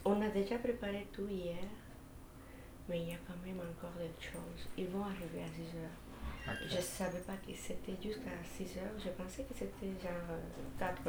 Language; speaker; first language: French; non-native, fluent; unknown